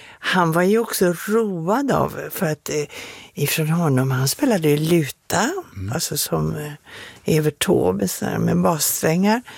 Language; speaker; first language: Swedish; native; Swedish